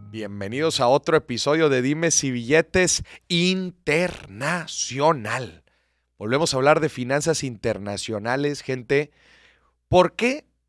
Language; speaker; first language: Spanish; native; Spanish